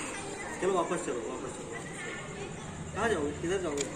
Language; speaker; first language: Hindi; native; Hindi